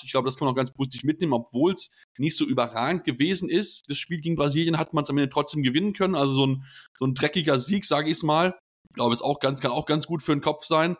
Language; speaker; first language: German; native; German